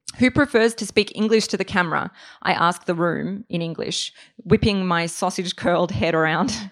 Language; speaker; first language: English; native; English